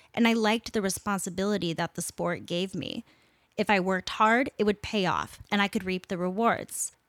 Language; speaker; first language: English; native; English